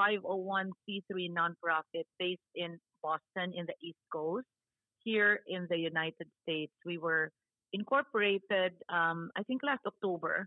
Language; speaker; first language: English; non-native, local second language; Cebuano